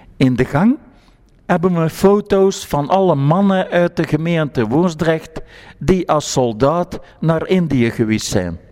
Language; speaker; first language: Dutch; native; Dutch